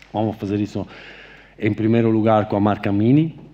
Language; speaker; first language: Portuguese; non-native, fluent; Italian